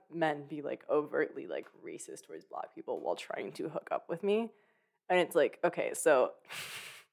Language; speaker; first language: English; native; English